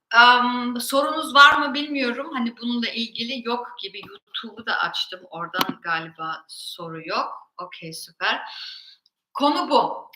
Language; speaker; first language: Turkish; early bilingual, heritage; Turkish